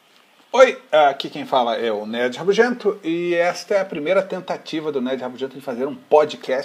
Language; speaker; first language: Portuguese; native; Portuguese